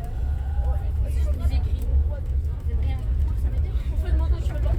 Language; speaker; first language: French; native; French